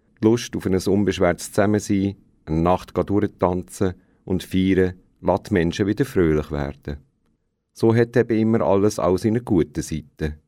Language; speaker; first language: German; native; German